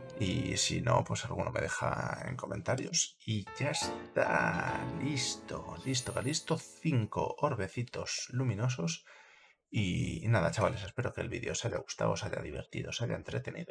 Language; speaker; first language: Spanish; native; Spanish